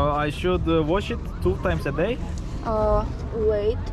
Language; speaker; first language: English; non-native, fluent; Slovak